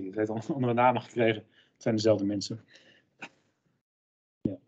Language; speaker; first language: Dutch; native; Dutch